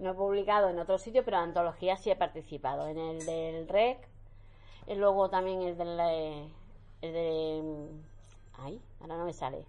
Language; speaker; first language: Spanish; native; Spanish